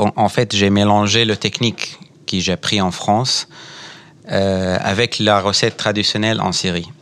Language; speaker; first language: French; non-native, fluent; Arabic